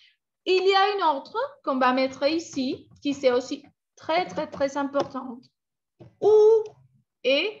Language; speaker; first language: French; non-native, fluent; Spanish